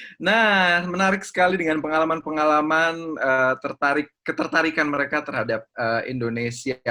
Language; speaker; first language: Indonesian; native; Indonesian